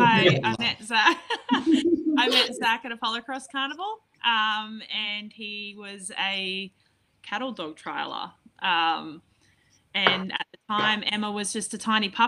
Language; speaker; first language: English; native; English